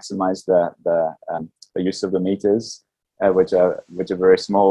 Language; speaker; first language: English; native; English